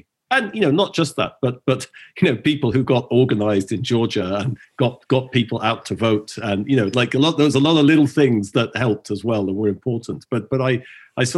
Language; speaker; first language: English; native; English